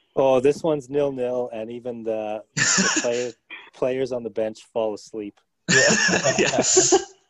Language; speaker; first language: English; native; English